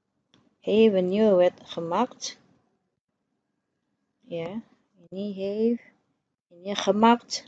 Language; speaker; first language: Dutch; non-native, fluent; Indonesian